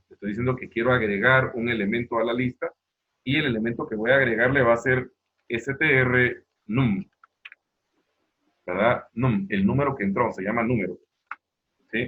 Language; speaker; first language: Spanish; native; Spanish